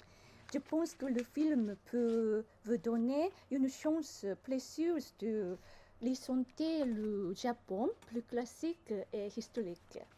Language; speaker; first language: French; non-native, learner; Japanese